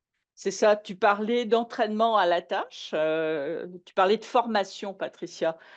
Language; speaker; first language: French; native; French